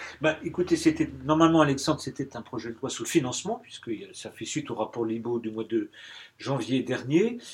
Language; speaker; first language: French; native; French